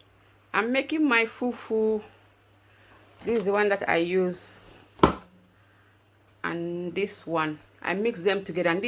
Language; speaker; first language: English; non-native, local second language; Mandingo